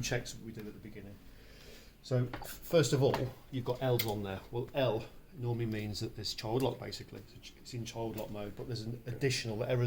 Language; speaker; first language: English; native; English